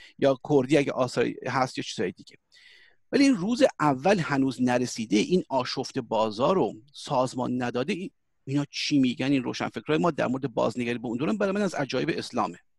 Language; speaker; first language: Persian; early bilingual, heritage; Persian